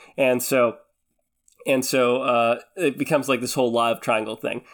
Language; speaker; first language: English; early bilingual, other home language; Filipino